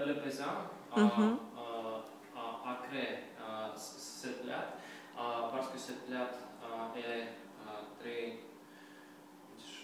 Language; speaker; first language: French; non-native, learner; Russian